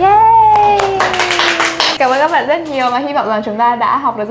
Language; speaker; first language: Vietnamese; native; Vietnamese